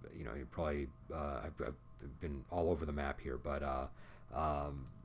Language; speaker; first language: English; native; English